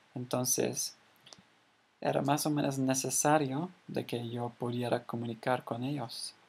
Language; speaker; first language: Spanish; non-native, fluent; English